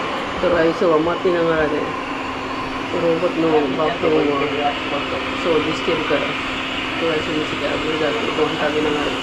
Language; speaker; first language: Japanese; non-native, learner; Filipino